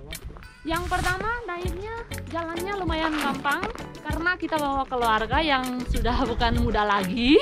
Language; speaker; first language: Indonesian; non-native, fluent; Spanish